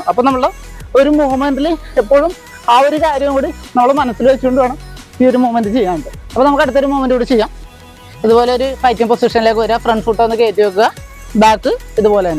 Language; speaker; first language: Malayalam; native; Malayalam